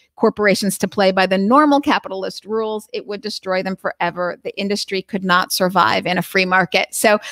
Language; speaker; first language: English; native; English